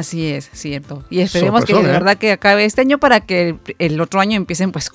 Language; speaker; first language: Spanish; native; Spanish